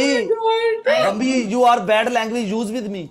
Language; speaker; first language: English; non-native, learner; Punjabi